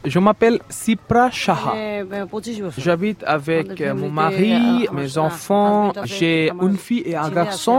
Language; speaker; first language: French; non-native, fluent; Bangla